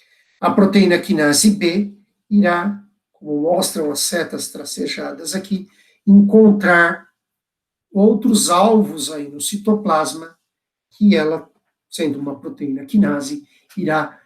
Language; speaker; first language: Portuguese; native; Portuguese